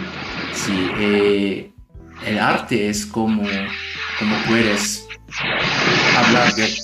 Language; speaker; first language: Spanish; non-native, learner; German